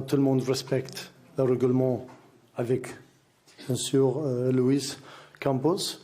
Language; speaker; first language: French; non-native, learner; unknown